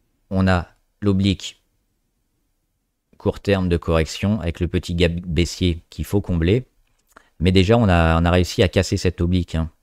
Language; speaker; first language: French; native; French